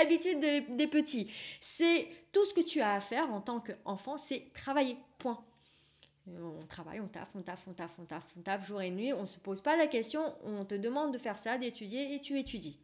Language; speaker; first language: French; non-native, fluent; Vietnamese